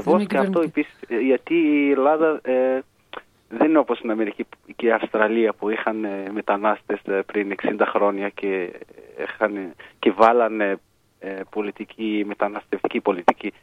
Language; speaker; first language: Greek; non-native, fluent; Arabic